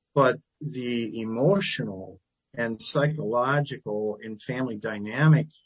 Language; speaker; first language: English; native; English